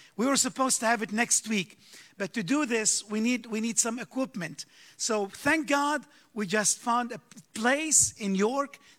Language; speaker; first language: English; early bilingual, other home language; Arabic